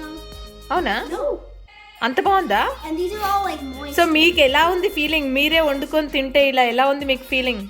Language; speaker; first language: Telugu; native; Telugu